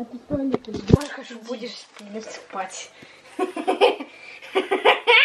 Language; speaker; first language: Russian; early bilingual, heritage; Russian